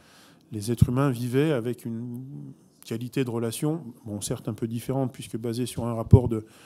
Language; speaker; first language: French; native; French